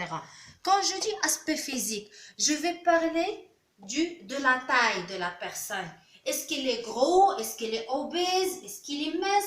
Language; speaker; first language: French; non-native, local second language; Arabic